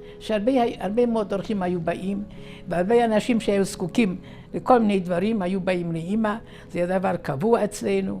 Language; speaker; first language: Hebrew; non-native, fluent; Yiddish